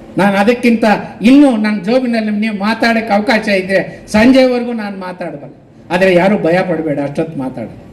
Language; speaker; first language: Kannada; non-native, local second language; Telugu